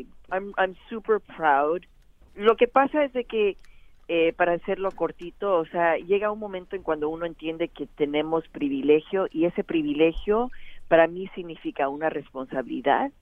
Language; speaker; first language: English; native; English